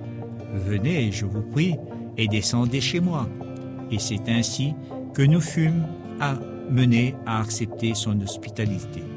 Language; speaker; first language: French; native; French